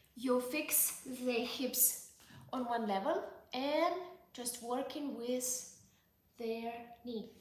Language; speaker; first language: English; non-native, fluent; Ukrainian